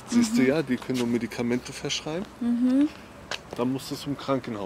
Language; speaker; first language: German; native; German